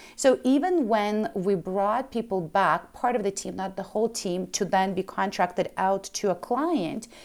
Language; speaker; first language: English; early bilingual, other home language; Ukrainian